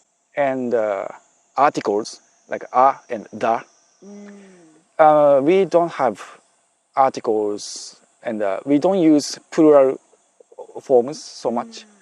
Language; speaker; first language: English; non-native, fluent; Japanese